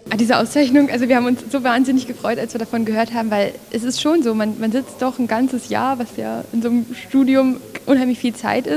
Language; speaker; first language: German; native; German